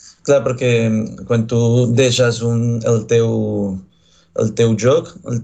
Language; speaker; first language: Catalan; non-native, learner; Spanish